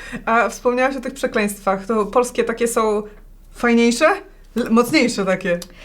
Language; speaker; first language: Polish; native; Polish